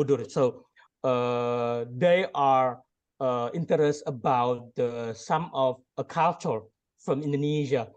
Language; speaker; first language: English; non-native, learner; Indonesian